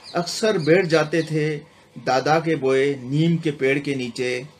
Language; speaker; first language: Hindi; non-native, local second language; Sindhi